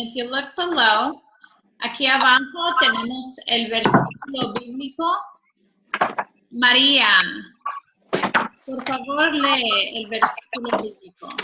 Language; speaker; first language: Spanish; non-native, fluent; English